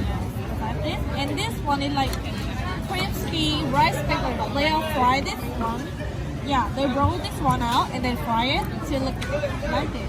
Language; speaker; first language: English; non-native, learner; Vietnamese